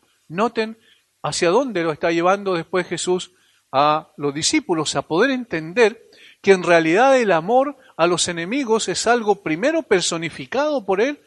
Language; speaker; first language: Spanish; native; Spanish